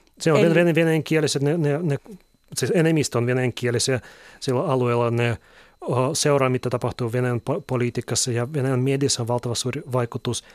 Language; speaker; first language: Finnish; non-native, fluent; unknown